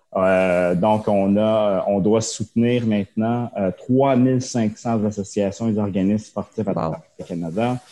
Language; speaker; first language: French; early bilingual, other home language; Japanese